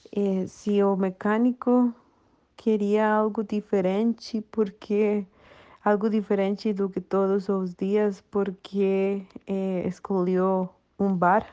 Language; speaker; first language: Portuguese; non-native, learner; Spanish